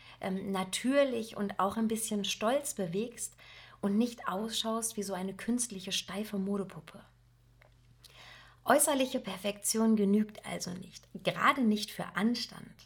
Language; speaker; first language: German; native; German